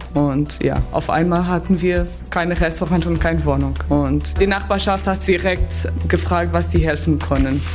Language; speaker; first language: German; non-native, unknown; Portuguese